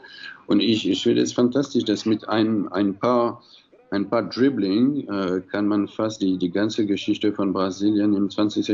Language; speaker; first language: German; non-native, fluent; French